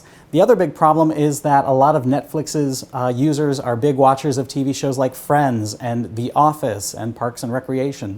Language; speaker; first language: English; native; English